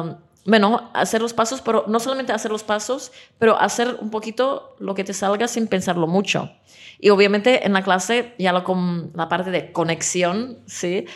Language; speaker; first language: Spanish; non-native, fluent; Czech